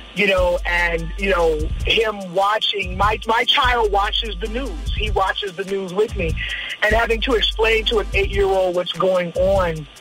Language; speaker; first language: English; native; English